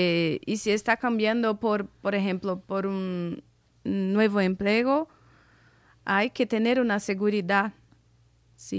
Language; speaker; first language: Spanish; non-native, fluent; Portuguese